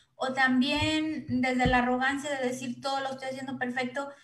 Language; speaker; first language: Spanish; native; Spanish